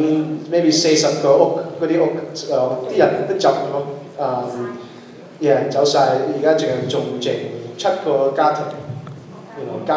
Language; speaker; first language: Cantonese; early bilingual, heritage; Cantonese